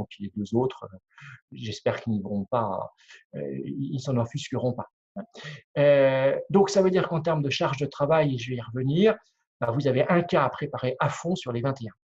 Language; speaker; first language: French; native; French